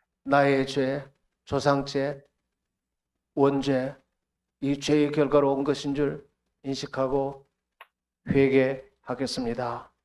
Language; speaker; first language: Korean; native; Korean